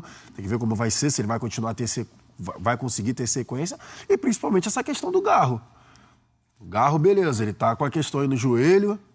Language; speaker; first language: Portuguese; native; Portuguese